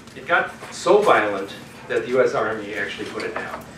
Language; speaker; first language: English; native; English